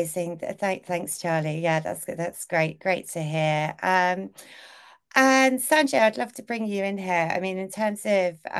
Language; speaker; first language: English; native; English